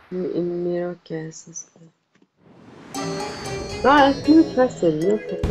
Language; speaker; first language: Spanish; non-native, learner; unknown